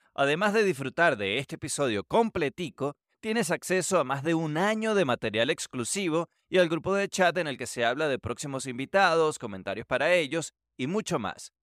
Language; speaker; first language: Spanish; native; Spanish